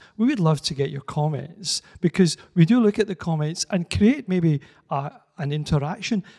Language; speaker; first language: English; native; English